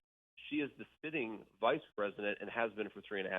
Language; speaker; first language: English; native; English